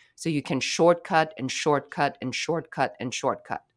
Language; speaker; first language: English; non-native, fluent; German